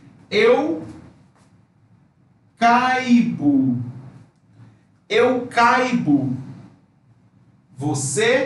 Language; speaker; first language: Portuguese; non-native, fluent; Spanish